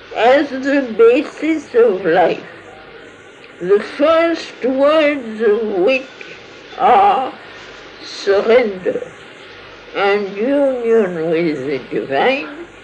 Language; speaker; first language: English; non-native, fluent; French